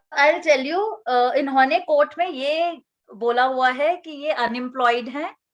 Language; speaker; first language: Hindi; native; Hindi